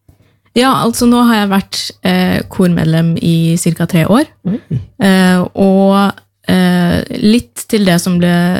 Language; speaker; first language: Norwegian; native; Norwegian